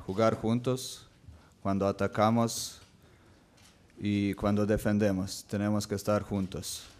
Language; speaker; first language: Spanish; non-native, learner; Croatian